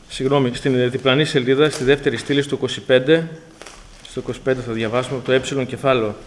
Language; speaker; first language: Greek; native; Greek